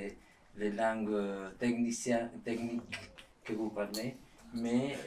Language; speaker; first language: French; non-native, learner; Spanish